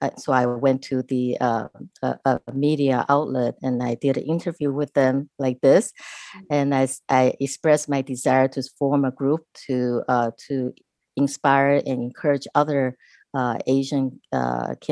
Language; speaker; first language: English; non-native, fluent; Chinese